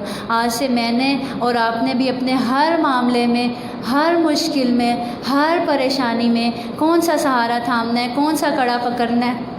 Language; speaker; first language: Urdu; native; Urdu